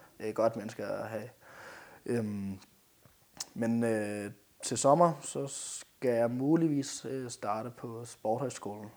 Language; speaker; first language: Danish; early bilingual, other home language; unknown